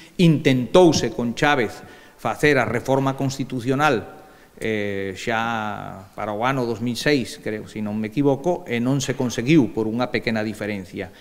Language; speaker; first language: Galician; early bilingual, heritage; Galician